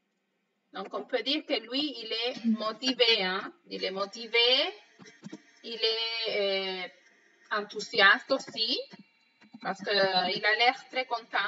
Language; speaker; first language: French; non-native, fluent; Spanish